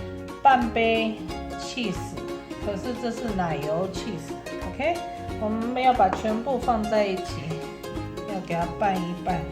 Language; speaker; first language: Chinese; early bilingual, heritage; Chinese